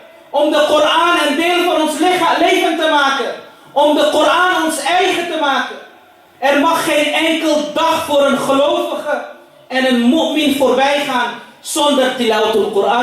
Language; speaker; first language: Dutch; early bilingual, other home language; Urdu